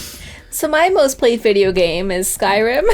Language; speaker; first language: English; native; English